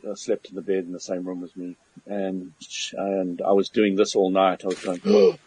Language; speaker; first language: English; native; English